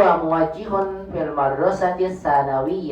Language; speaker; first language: Arabic; non-native, fluent; Indonesian